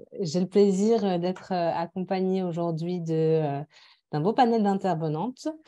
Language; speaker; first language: French; native; French